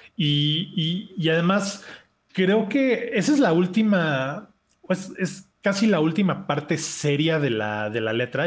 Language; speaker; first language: Spanish; native; Spanish